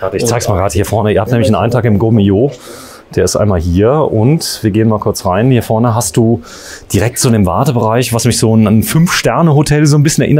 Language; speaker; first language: German; native; German